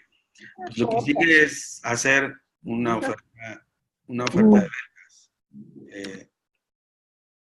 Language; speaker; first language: Spanish; native; Spanish